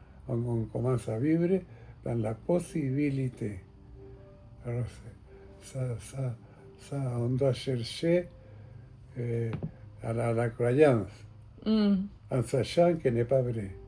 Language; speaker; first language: French; non-native, fluent; Spanish